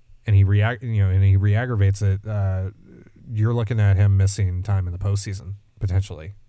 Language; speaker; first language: English; native; English